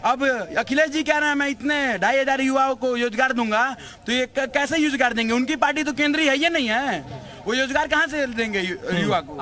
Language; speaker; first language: Hindi; native; Hindi